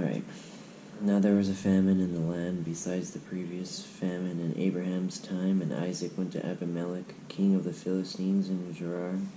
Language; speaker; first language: English; native; English